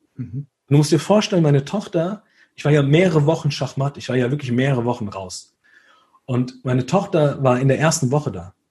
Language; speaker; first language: German; early bilingual, other home language; Italian